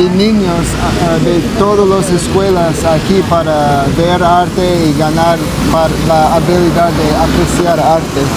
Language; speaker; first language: Spanish; non-native, learner; English